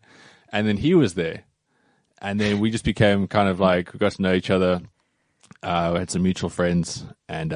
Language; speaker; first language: English; native; English